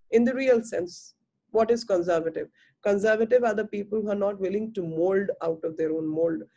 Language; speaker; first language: English; non-native, local second language; Hindi